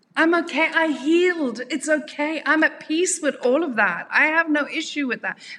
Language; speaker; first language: English; native; English